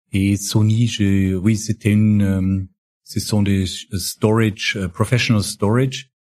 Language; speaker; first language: French; non-native, learner; German